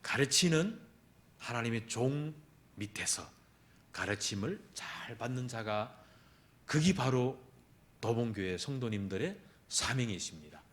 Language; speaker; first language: Korean; early bilingual, heritage; Korean